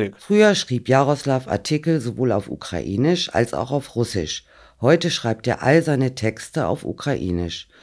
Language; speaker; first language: German; native; German